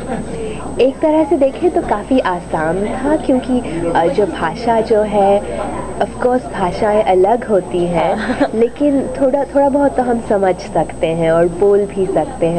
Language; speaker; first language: Hindi; native; Hindi